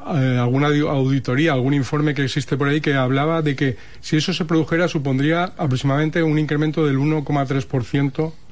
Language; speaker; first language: Spanish; native; Spanish